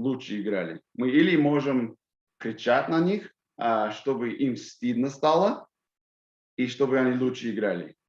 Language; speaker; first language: Russian; non-native, fluent; English